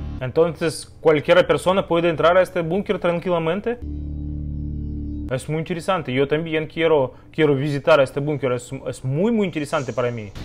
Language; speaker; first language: Spanish; non-native, learner; Russian